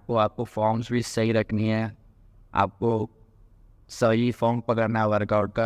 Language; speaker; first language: Hindi; native; Hindi